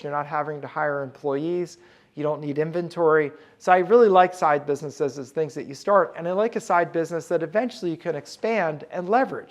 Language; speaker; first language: English; native; English